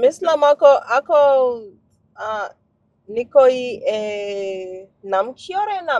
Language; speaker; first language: Macedonian; non-native, learner; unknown